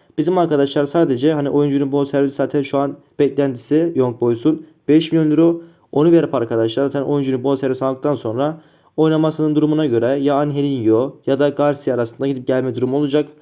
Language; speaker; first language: Turkish; native; Turkish